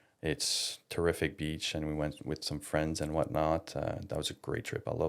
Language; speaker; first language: English; non-native, local second language; French